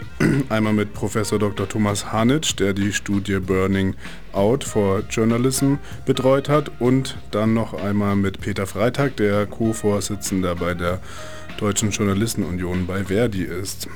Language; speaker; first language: German; native; German